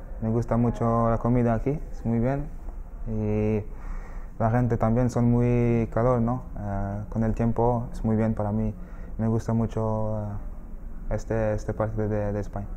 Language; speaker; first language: Spanish; non-native, learner; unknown